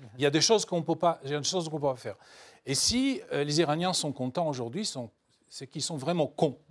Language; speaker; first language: French; non-native, fluent; Hebrew